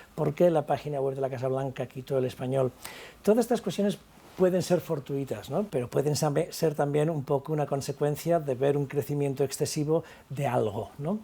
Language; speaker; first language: Spanish; native; Spanish